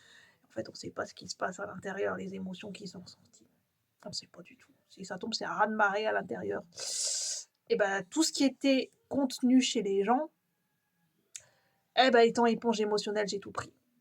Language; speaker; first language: French; native; French